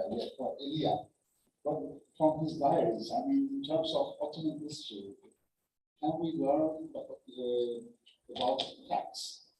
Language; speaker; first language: English; non-native, fluent; Turkish